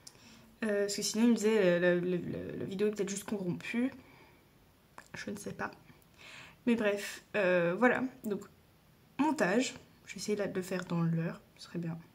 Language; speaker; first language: French; native; French